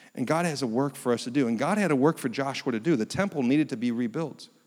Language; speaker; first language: English; early bilingual, other home language; Korean